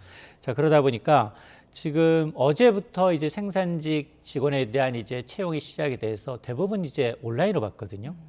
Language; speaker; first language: Korean; native; Korean